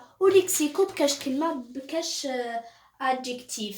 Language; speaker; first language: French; non-native, local second language; Arabic